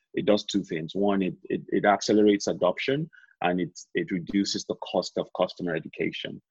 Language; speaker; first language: English; non-native, local second language; Yoruba